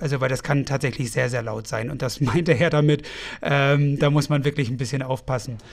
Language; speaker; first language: German; native; German